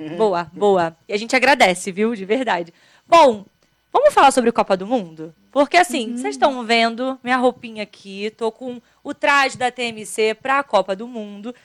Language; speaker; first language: Portuguese; native; Portuguese